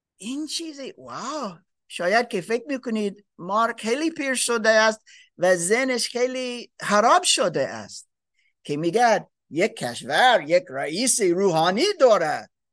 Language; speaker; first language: Persian; non-native, fluent; English